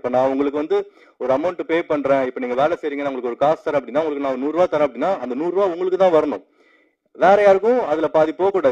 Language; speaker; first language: Tamil; native; Tamil